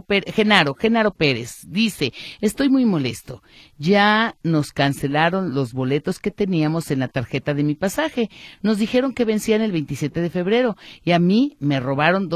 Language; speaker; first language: Spanish; native; Spanish